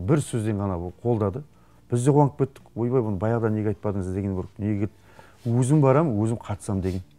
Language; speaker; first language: Kazakh; native; Kazakh